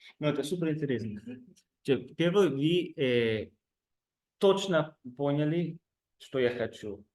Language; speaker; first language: Russian; non-native, fluent; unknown